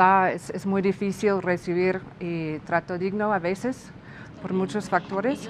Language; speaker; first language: Spanish; non-native, fluent; English